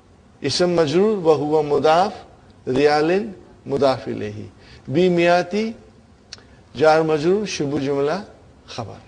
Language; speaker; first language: Arabic; non-native, fluent; Urdu